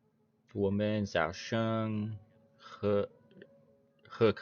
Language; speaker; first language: Chinese; non-native, learner; English